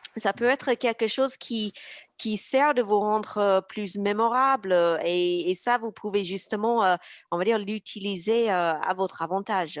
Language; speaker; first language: French; native; French